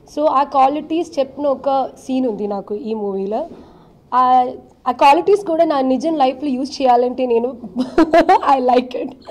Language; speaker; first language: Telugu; non-native, learner; Malayalam